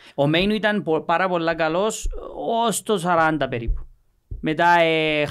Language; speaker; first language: Greek; native; Greek